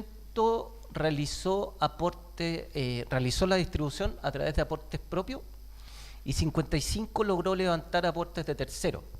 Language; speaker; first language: Spanish; native; Spanish